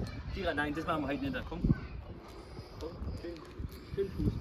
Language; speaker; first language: German; native; German